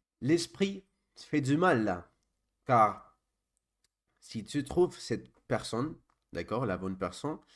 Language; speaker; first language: French; non-native, learner; Spanish